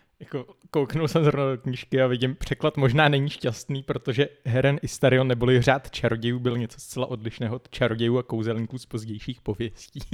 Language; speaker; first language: Czech; native; Czech